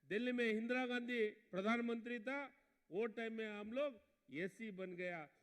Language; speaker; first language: Hindi; non-native, local second language; Kannada